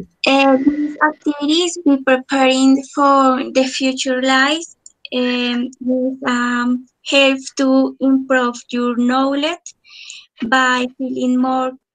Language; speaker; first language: English; non-native, learner; Spanish